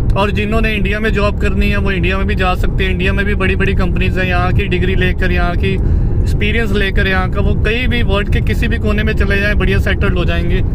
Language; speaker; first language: Hindi; non-native, local second language; Punjabi